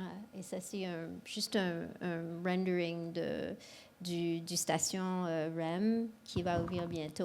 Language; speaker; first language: French; non-native, local second language; English